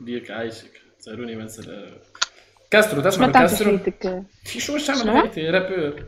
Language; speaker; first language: Arabic; native; Arabic